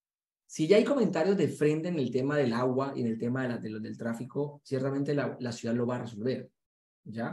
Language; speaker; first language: Spanish; native; Spanish